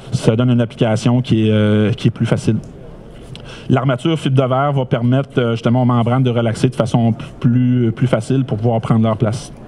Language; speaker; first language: French; native; French